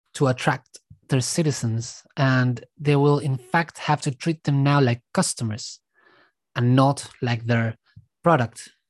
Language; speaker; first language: English; non-native, fluent; Spanish